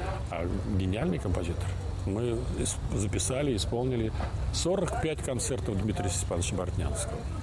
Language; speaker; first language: Russian; native; Russian